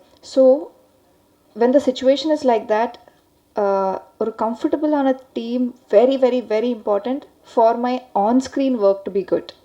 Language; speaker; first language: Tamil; non-native, learner; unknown